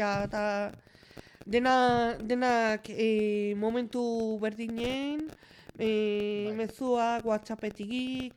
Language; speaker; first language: Basque; non-native, local second language; Spanish